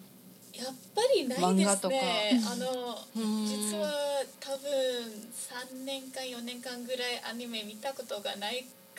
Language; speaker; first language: Japanese; non-native, fluent; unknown